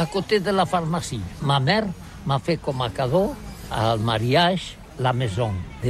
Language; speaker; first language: French; non-native, learner; Catalan